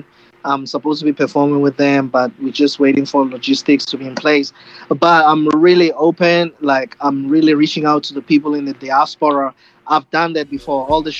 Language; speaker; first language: English; non-native, local second language; Zulu